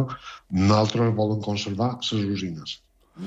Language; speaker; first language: Catalan; native; Catalan